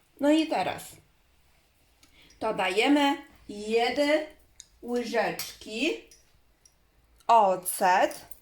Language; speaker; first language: Polish; non-native, learner; Chinese